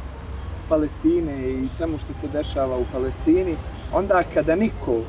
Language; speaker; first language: Serbian; native; Serbian